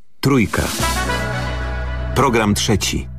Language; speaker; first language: Polish; native; Polish